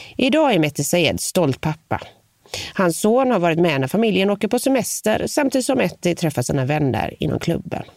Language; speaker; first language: Swedish; native; Swedish